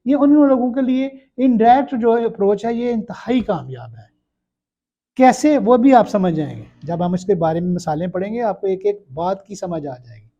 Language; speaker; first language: Urdu; non-native, local second language; Punjabi